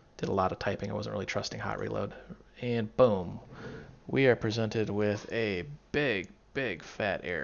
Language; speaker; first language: English; native; English